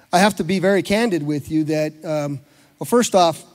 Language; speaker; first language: English; native; English